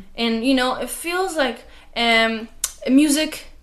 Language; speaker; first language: English; non-native, learner; Arabic